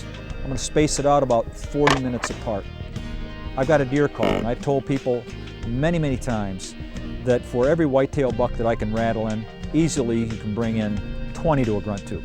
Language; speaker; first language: English; native; English